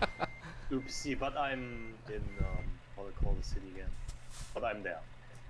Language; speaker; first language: English; non-native, learner; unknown